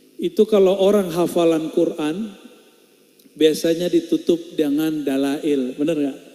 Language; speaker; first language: Indonesian; non-native, local second language; Minangkabau